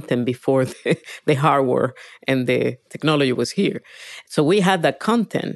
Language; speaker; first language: English; non-native, fluent; Spanish